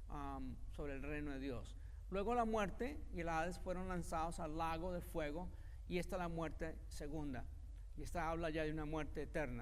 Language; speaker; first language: Spanish; native; Spanish